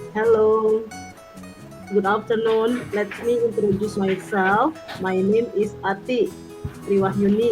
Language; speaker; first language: English; non-native, learner; Indonesian